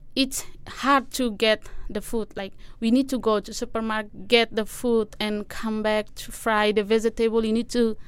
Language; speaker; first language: English; non-native, learner; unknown